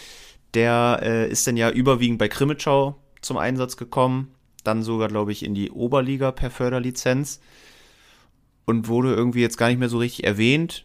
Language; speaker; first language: German; native; German